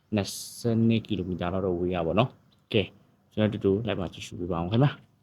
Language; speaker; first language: Burmese; non-native, local second language; Shan